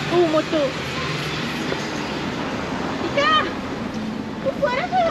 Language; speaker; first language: Malay; native; Malay